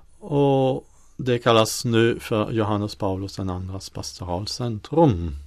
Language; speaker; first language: Swedish; non-native, fluent; French